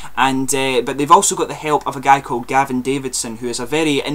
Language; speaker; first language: English; native; English